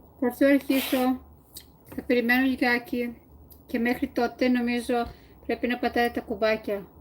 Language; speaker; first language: Greek; early bilingual, heritage; Greek